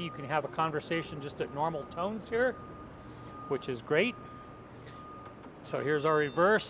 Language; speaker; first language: English; native; English